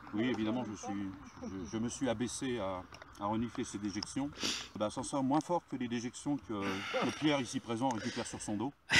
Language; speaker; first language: French; native; French